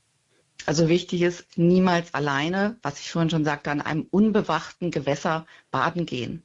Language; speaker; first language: German; native; German